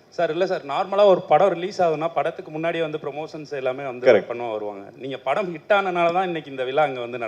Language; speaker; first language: Tamil; native; Tamil